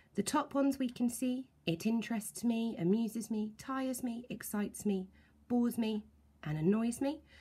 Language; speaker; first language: English; native; English